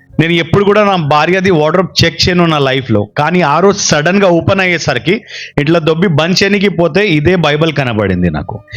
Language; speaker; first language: Telugu; non-native, local second language; Urdu